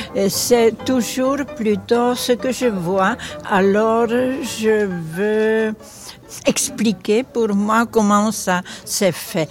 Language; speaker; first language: French; non-native, fluent; Czech